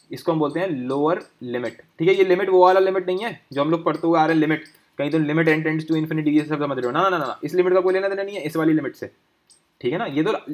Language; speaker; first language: Hindi; native; Hindi